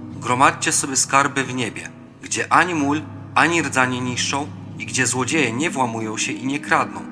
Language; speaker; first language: Polish; native; Polish